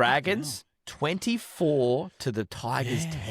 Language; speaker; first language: English; native; English